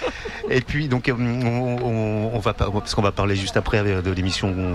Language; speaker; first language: French; native; French